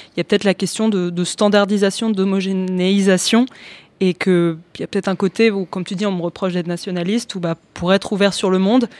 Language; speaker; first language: French; early bilingual, heritage; Greek